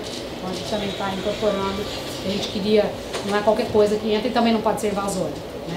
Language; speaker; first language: Portuguese; native; Portuguese